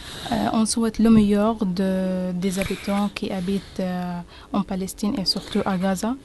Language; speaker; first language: French; non-native, learner; Arabic